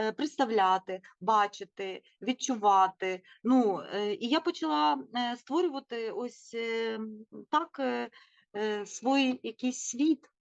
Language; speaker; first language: Ukrainian; non-native, fluent; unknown